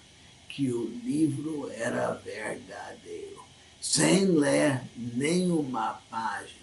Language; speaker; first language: Portuguese; non-native, fluent; English